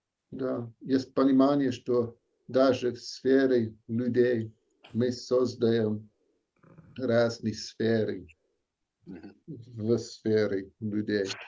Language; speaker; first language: Russian; non-native, learner; English